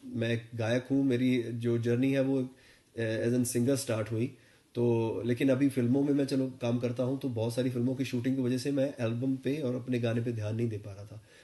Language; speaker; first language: Hindi; non-native, local second language; Punjabi